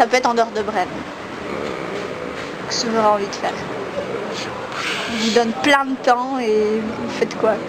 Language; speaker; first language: French; native; French